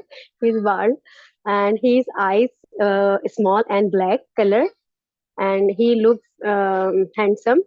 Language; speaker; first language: English; non-native, learner; Urdu